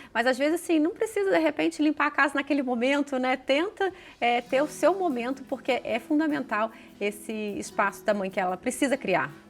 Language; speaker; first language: Portuguese; native; Portuguese